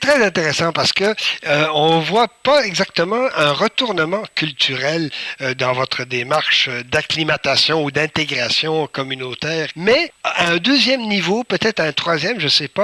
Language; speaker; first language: French; native; French